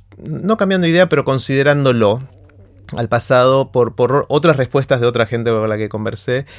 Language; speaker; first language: Spanish; native; Spanish